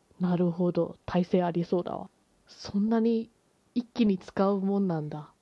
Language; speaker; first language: Japanese; early bilingual, heritage; Japanese